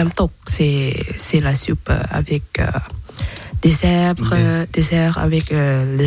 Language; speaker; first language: French; non-native, learner; Thai